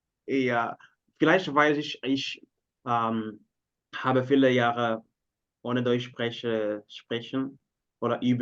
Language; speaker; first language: German; non-native, learner; Portuguese